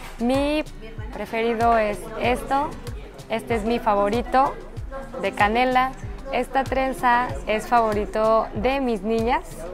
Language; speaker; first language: Spanish; non-native, fluent; Korean